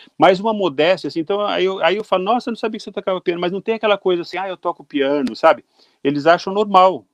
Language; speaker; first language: Portuguese; native; Portuguese